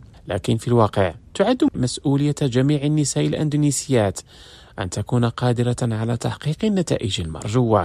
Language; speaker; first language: Arabic; non-native, fluent; Indonesian